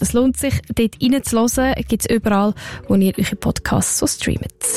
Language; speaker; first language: German; native; German